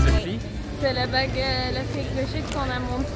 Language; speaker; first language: French; non-native, fluent; Dutch